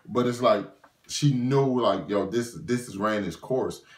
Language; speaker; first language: English; native; English